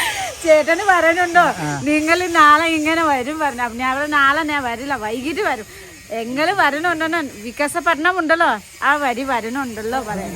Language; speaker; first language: Malayalam; non-native, learner; Nepali